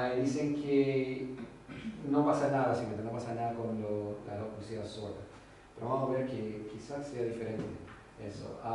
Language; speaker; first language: Spanish; non-native, fluent; English